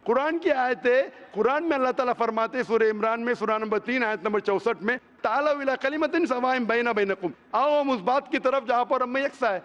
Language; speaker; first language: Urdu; non-native, local second language; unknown